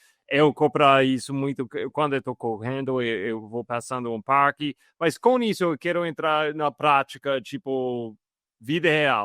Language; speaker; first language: Portuguese; non-native, fluent; English